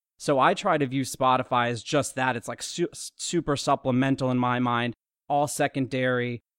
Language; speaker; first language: English; native; English